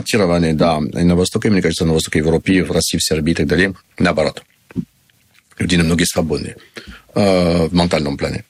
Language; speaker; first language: Russian; non-native, learner; French